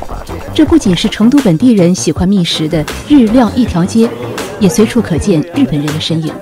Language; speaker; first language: Chinese; native; Chinese